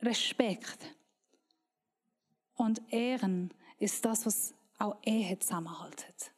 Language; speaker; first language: German; non-native, learner; Persian